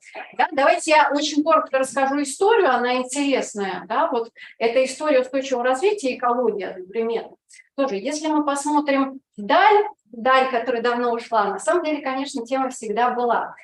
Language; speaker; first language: Russian; native; Russian